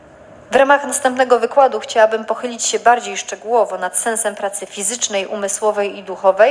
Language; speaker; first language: Polish; native; Polish